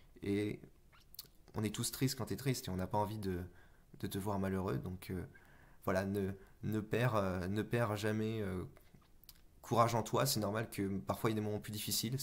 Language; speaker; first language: French; native; French